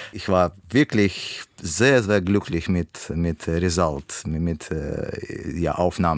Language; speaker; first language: German; non-native, learner; Russian